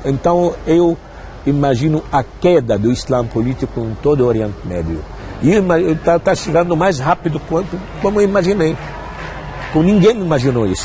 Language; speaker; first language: Portuguese; non-native, fluent; Arabic